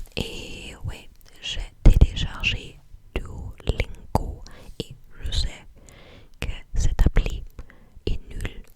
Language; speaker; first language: French; non-native, learner; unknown